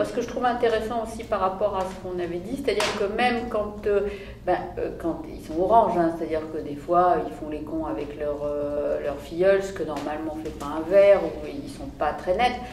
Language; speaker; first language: French; native; French